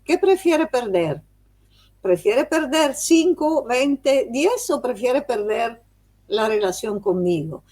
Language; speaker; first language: Spanish; non-native, fluent; Italian